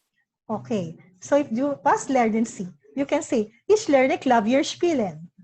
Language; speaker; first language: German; non-native, learner; Filipino